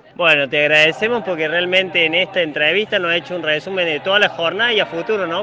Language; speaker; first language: Spanish; native; Spanish